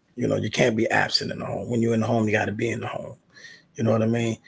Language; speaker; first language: English; native; English